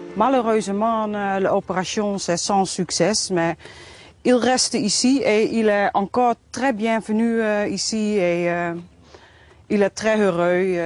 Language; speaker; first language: French; non-native, learner; Dutch